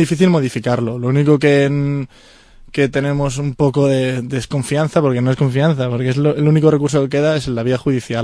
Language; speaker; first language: Spanish; native; Spanish